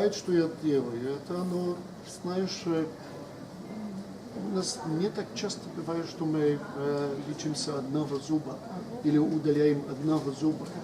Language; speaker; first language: Russian; non-native, learner; Polish